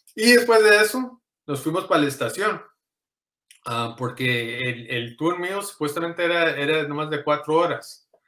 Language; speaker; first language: Spanish; early bilingual, heritage; Spanish